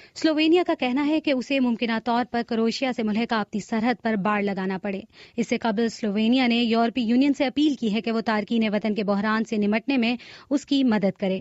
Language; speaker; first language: Urdu; native; Urdu